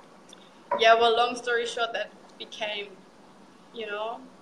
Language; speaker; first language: English; non-native, fluent; German